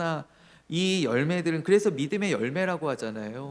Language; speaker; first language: Korean; native; Korean